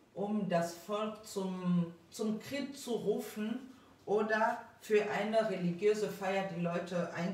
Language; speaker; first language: German; non-native, fluent; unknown